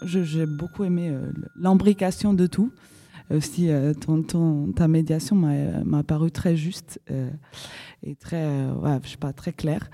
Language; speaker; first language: French; non-native, fluent; Portuguese